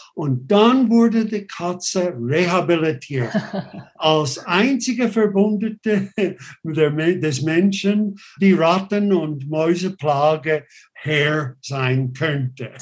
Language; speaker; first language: German; non-native, fluent; English